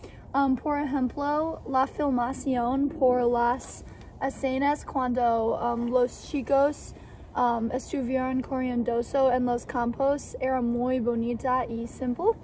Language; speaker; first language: Spanish; non-native, learner; English